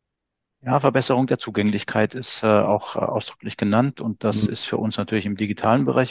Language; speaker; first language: German; native; German